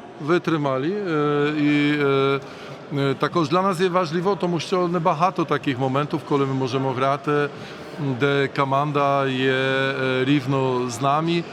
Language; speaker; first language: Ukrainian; non-native, learner; Polish